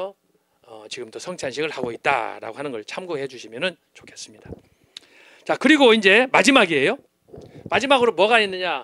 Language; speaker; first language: Korean; native; Korean